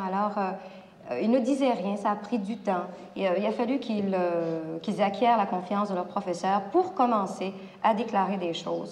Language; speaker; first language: French; native; French